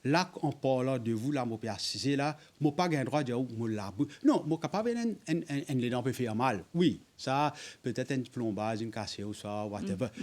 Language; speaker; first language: French; non-native, local second language; Morisyen